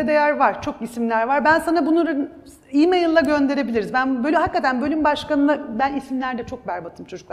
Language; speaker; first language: Turkish; native; Turkish